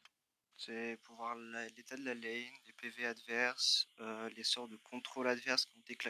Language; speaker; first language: French; native; French